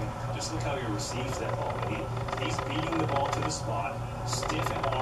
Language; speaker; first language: English; native; English